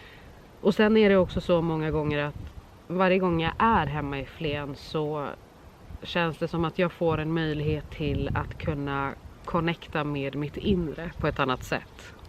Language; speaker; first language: Swedish; native; Swedish